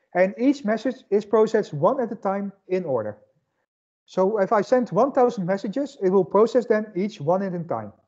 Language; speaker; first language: English; non-native, fluent; Dutch